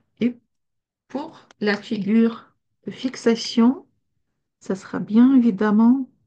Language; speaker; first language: French; non-native, fluent; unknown